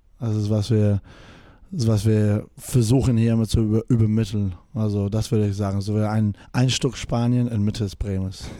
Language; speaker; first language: German; non-native, fluent; English